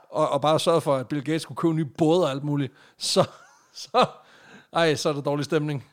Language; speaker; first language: Danish; native; Danish